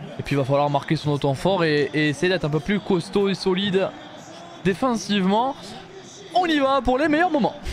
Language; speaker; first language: French; native; French